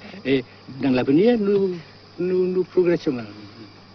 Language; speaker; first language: French; non-native, local second language; Vietnamese